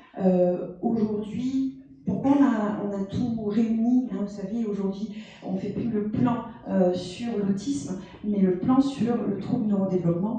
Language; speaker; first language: French; native; French